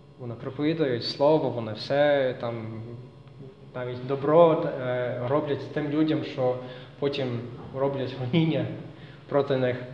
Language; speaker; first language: Ukrainian; non-native, fluent; English